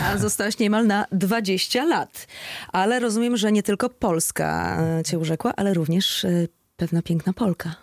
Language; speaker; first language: Polish; native; Polish